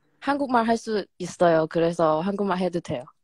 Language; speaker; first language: Korean; non-native, fluent; Chinese